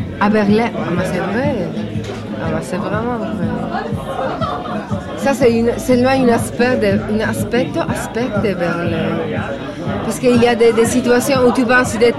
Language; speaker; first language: French; non-native, learner; Italian